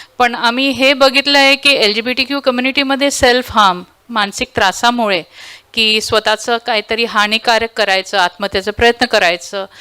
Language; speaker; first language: Marathi; non-native, local second language; Tulu